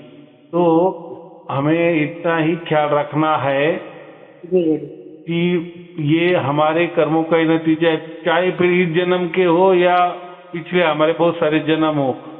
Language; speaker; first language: Hindi; native; Hindi